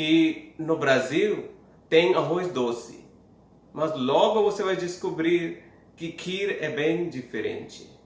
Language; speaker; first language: Portuguese; non-native, fluent; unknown